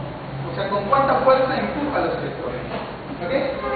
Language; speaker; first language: Spanish; native; Spanish